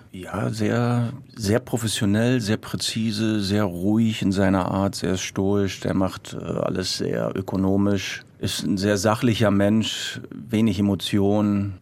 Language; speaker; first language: German; early bilingual, other home language; Croatian